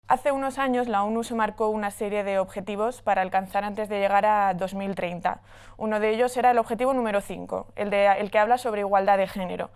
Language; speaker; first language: Spanish; native; Spanish